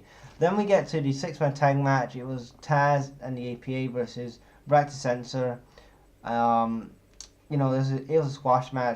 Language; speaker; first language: English; native; English